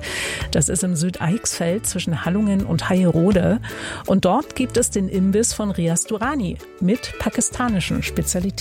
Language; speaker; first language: German; native; German